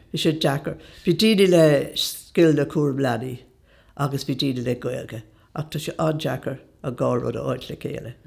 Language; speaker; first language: Irish; non-native, local second language; English